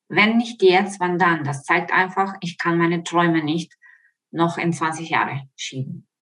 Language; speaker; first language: German; non-native, fluent; Ukrainian